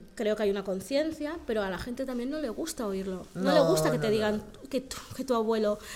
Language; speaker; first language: Spanish; native; Spanish